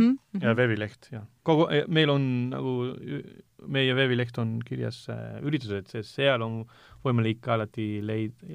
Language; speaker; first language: Estonian; non-native, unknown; Spanish